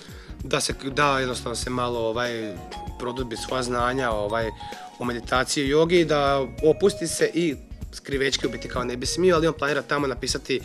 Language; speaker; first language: Croatian; native; Croatian